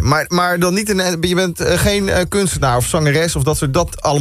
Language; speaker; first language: Dutch; native; Dutch